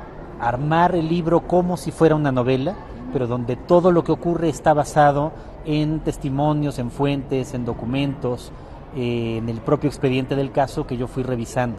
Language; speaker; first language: Spanish; native; Spanish